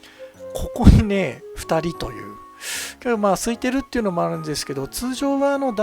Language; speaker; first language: Japanese; native; Japanese